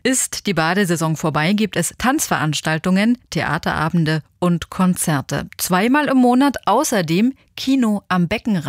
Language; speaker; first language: German; native; German